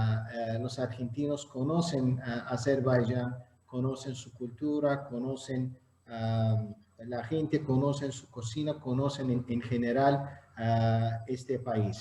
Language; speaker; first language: Spanish; non-native, fluent; Azerbaijani